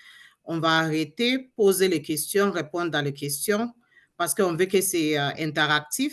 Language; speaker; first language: French; non-native, learner; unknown